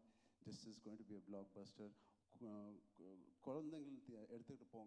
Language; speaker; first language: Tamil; non-native, local second language; Telugu